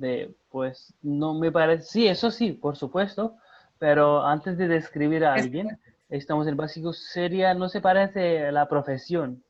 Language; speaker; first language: Spanish; non-native, fluent; Hindi